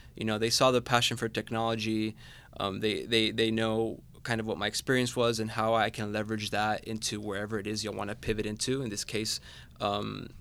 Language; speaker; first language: English; non-native, fluent; Spanish